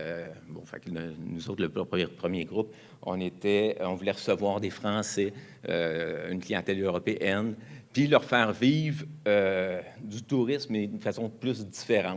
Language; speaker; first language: French; native; French